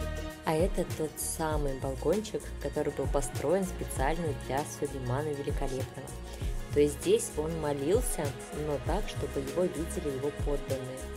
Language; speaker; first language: Russian; native; Russian